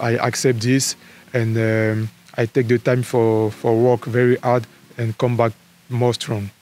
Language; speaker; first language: English; non-native, learner; French